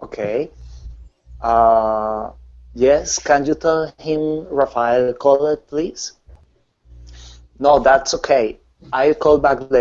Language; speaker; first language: English; non-native, learner; Spanish